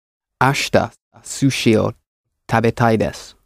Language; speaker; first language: Japanese; non-native, learner; English